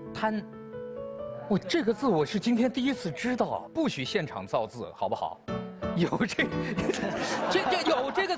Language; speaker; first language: Chinese; native; Chinese